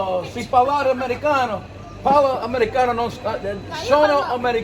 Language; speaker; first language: Italian; non-native, learner; English